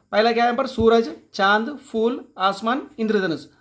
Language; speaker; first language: Hindi; non-native, local second language; Telugu